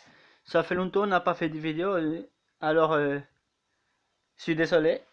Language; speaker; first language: French; native; French